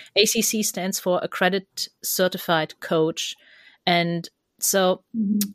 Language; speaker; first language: English; non-native, fluent; German